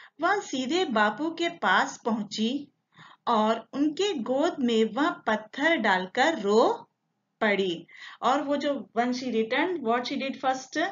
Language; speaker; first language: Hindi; non-native, local second language; Telugu